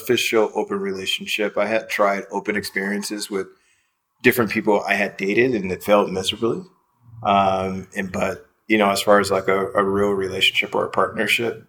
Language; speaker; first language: English; native; English